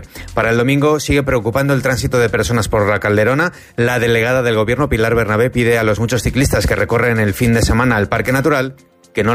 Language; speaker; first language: Spanish; native; Spanish